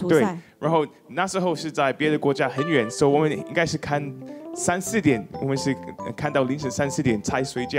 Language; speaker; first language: Chinese; non-native, fluent; English